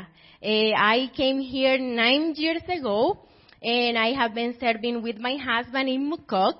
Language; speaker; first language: English; non-native, fluent; Spanish